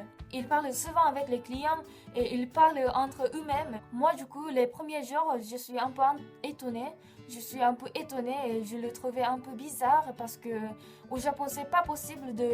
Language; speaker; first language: French; non-native, fluent; Japanese